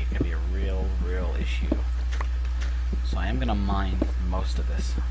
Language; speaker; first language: English; native; English